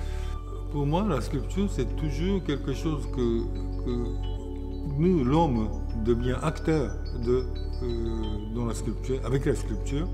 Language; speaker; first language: French; non-native, fluent; Japanese